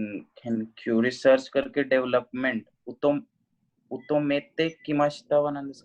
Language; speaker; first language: Japanese; non-native, learner; Hindi